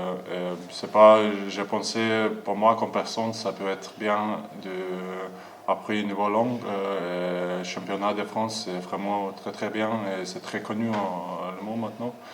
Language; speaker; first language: French; non-native, learner; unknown